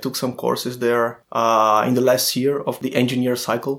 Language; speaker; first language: English; non-native, fluent; Portuguese